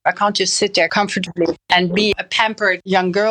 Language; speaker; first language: English; non-native, fluent; French